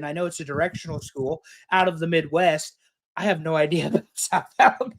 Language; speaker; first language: English; native; English